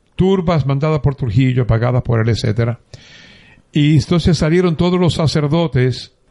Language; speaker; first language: Spanish; native; Spanish